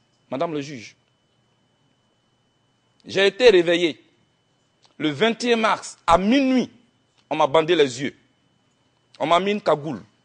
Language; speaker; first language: French; non-native, local second language; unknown